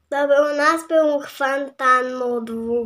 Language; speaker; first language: Russian; native; Russian